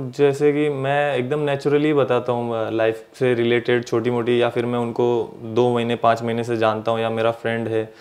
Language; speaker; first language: Hindi; native; Hindi